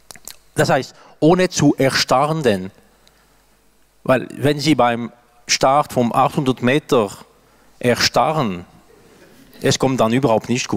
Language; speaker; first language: German; non-native, local second language; French